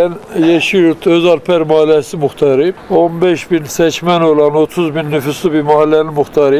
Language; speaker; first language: Turkish; native; Turkish